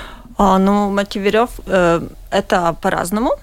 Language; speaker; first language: Russian; non-native, local second language; Latvian